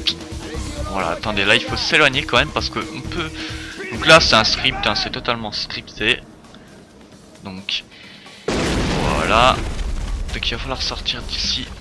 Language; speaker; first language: French; native; French